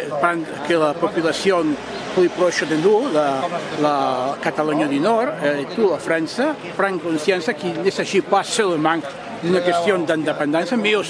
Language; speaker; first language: French; non-native, fluent; Catalan